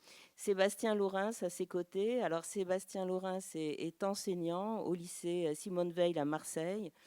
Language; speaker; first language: French; native; French